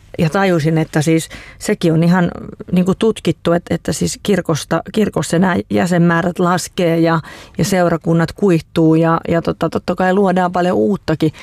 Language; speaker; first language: Finnish; native; Finnish